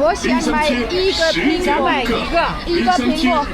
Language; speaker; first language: Chinese; non-native, learner; English